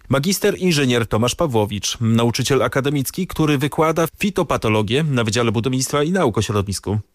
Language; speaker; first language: Polish; native; Polish